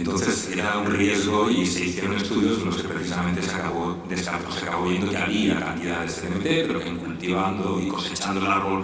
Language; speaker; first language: Spanish; native; Spanish